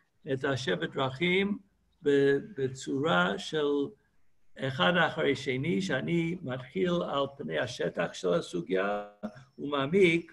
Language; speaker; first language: Hebrew; non-native, fluent; English